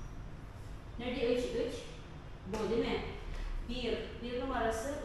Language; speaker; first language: Turkish; non-native, learner; Filipino